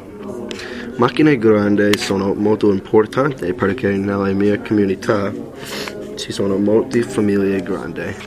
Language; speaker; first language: Italian; non-native, learner; English